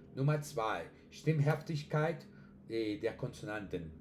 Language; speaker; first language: German; non-native, learner; Spanish